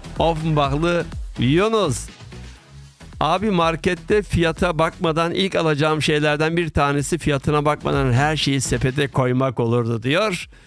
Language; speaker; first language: Turkish; early bilingual, heritage; Turkish